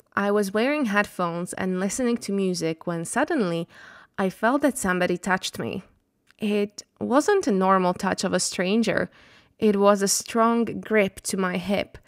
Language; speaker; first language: English; non-native, fluent; Slovak